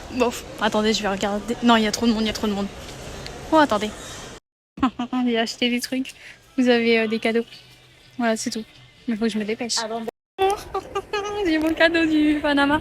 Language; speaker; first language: French; native; French